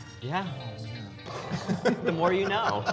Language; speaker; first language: English; native; English